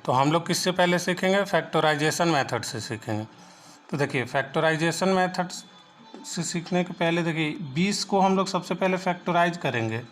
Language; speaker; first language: Hindi; native; Hindi